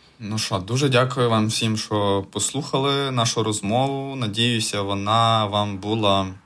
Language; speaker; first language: Ukrainian; native; Ukrainian